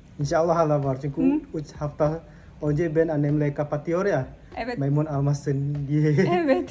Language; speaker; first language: Turkish; non-native, learner; Indonesian